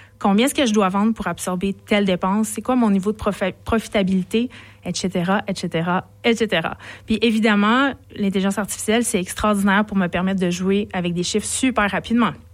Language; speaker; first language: French; native; French